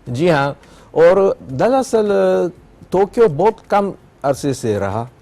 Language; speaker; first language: Hindi; non-native, fluent; Japanese